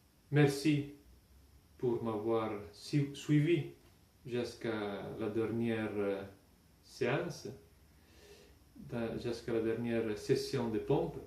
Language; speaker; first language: French; non-native, fluent; Italian